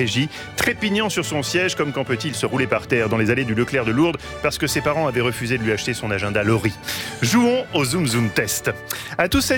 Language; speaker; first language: French; native; French